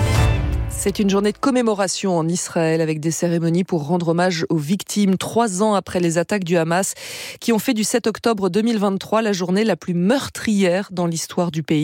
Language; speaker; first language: French; native; French